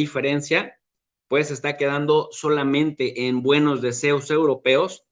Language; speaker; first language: Spanish; native; Spanish